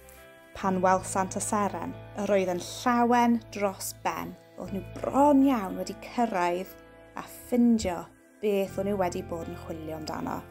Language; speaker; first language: Welsh; native; Welsh